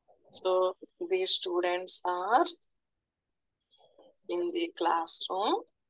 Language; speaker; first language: English; non-native, local second language; Telugu